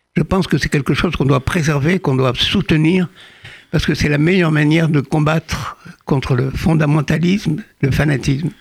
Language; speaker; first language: French; native; French